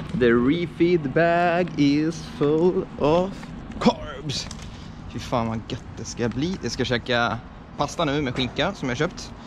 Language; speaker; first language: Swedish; early bilingual, other home language; Estonian